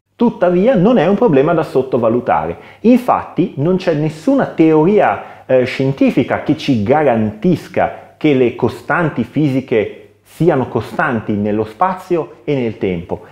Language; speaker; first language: Italian; native; Italian